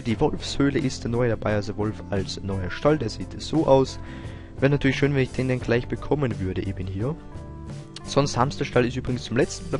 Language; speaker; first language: German; native; German